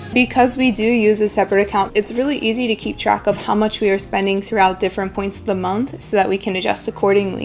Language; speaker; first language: English; native; English